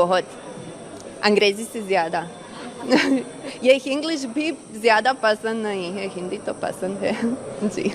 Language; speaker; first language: Hindi; non-native, fluent; Croatian